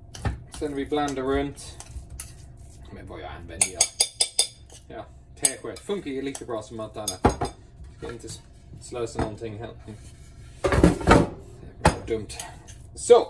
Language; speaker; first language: Swedish; non-native, fluent; English